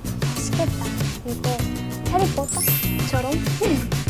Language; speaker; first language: Korean; non-native, learner; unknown